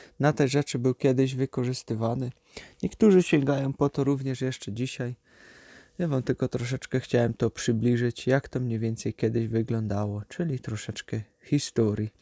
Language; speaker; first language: Polish; native; Polish